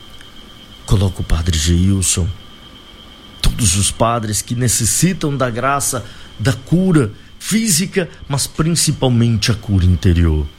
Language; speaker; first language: Portuguese; native; Portuguese